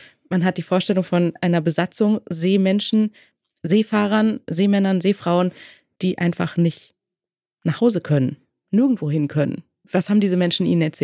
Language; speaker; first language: German; native; German